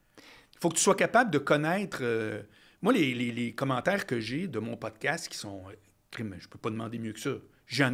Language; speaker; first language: French; native; French